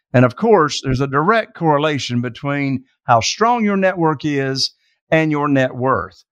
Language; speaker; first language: English; native; English